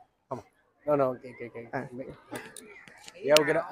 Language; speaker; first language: English; non-native, learner; Chinese